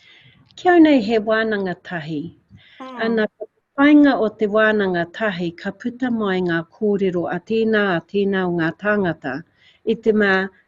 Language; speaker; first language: Māori; non-native, local second language; English